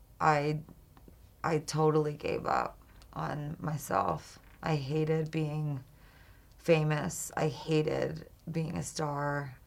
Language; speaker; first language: English; native; English